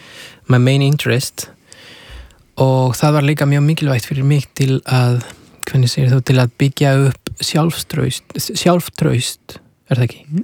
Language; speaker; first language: Icelandic; non-native, fluent; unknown